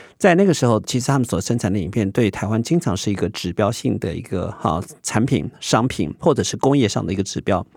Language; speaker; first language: Chinese; native; Chinese